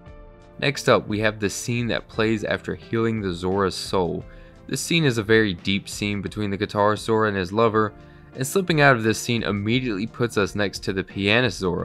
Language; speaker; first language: English; native; English